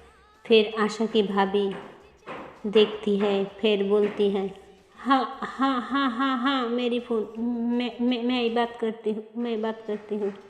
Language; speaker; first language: Hindi; non-native, local second language; Bangla